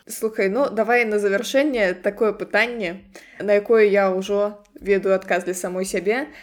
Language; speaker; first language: Belarusian; non-native, local second language; Russian